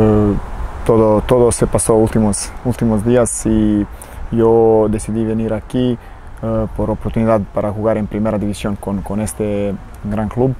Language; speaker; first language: Spanish; non-native, learner; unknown